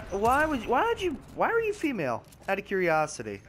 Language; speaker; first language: English; native; English